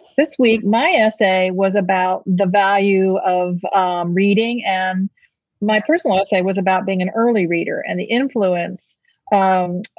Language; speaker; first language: English; native; English